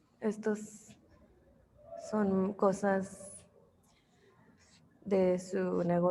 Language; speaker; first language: Spanish; early bilingual, heritage; English